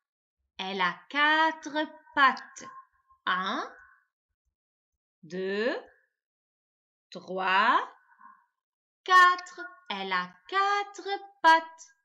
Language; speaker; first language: French; non-native, local second language; Arabic